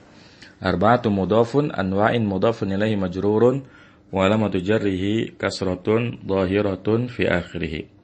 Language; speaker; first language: Arabic; non-native, fluent; Indonesian